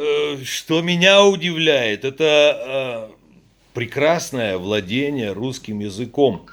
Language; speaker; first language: Russian; native; Russian